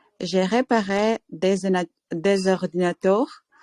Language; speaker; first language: French; non-native, learner; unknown